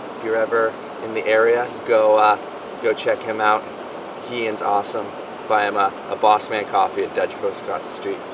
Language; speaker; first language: English; native; English